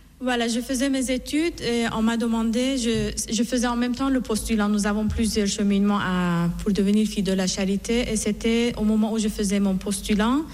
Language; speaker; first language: French; non-native, fluent; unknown